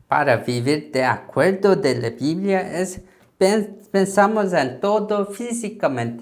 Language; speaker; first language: Spanish; non-native, learner; Korean